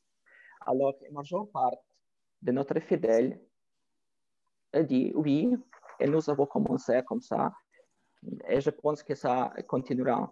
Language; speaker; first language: French; non-native, fluent; Ukrainian